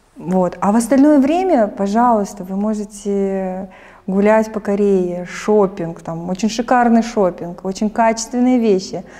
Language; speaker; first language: Russian; native; Russian